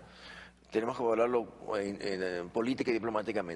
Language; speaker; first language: Spanish; native; Spanish